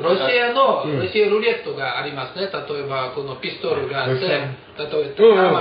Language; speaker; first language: Japanese; non-native, learner; Russian